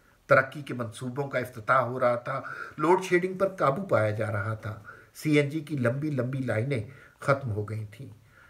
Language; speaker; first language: Urdu; native; Urdu